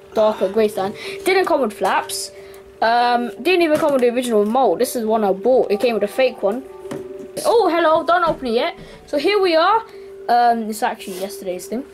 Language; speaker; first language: English; native; English